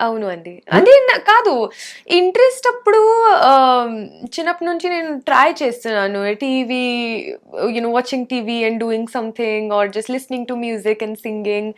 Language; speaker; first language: Telugu; non-native, learner; Hindi